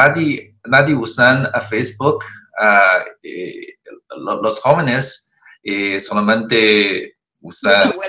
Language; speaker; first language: Spanish; non-native, learner; Chinese